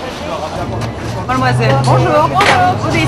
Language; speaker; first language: French; native; French